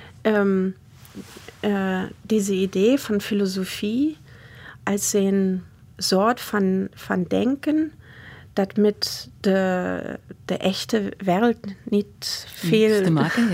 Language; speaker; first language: Dutch; non-native, fluent; German